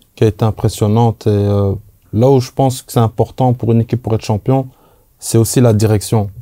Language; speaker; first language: French; native; French